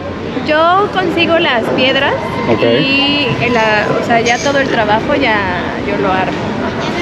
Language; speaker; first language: Spanish; native; Spanish